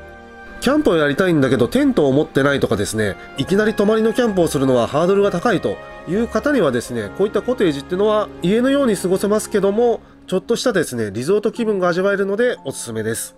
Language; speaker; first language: Japanese; native; Japanese